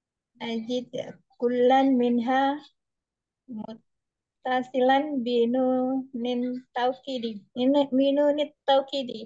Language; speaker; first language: Arabic; non-native, learner; Indonesian